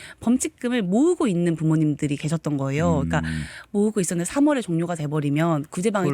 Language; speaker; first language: Korean; native; Korean